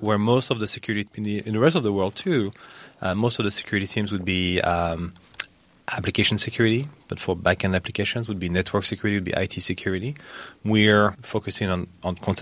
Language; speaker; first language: English; non-native, fluent; French